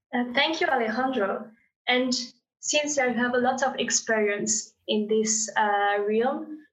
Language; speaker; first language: English; non-native, fluent; French